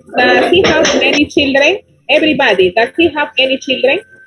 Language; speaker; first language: English; non-native, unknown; Spanish